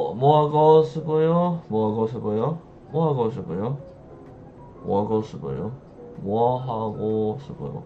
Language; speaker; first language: Korean; non-native, learner; English